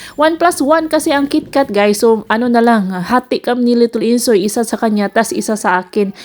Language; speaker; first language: Filipino; non-native, local second language; Cebuano